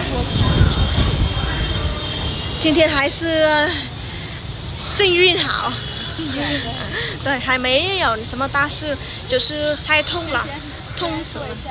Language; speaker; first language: Chinese; non-native, fluent; Vietnamese